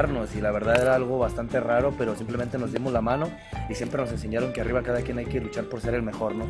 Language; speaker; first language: Spanish; native; Spanish